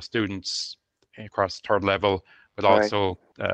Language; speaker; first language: English; native; English